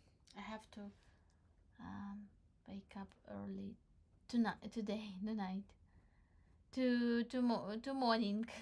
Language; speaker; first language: English; non-native, learner; Crimean Tatar